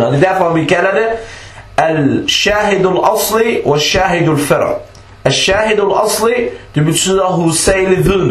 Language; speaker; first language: Danish; early bilingual, other home language; Arabic